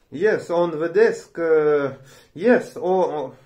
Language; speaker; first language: English; non-native, learner; Romanian